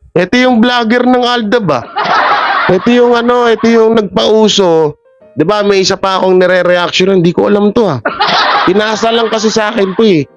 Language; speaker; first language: Filipino; native; Filipino